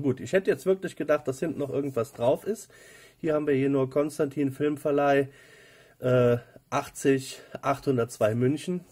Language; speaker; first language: German; native; German